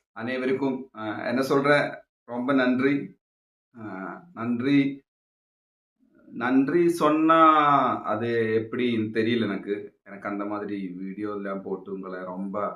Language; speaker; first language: Tamil; non-native, local second language; Malayalam